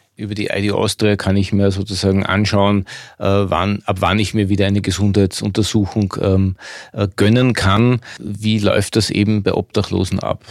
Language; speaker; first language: German; native; German